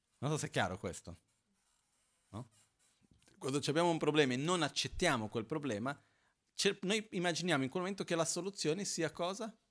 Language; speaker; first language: Italian; non-native, fluent; Portuguese